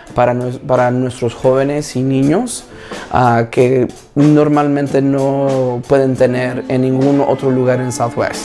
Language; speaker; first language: Spanish; early bilingual, other home language; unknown